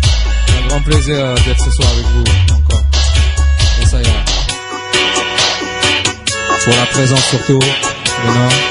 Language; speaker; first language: French; native; French